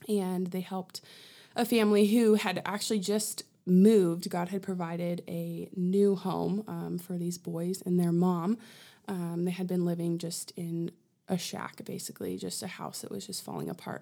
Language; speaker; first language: English; native; English